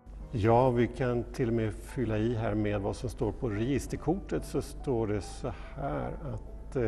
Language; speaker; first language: Swedish; native; Swedish